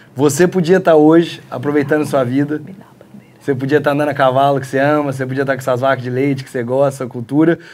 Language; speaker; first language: Portuguese; early bilingual, heritage; Portuguese